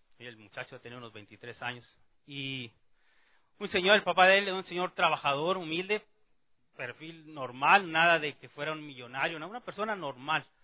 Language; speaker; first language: Spanish; native; Spanish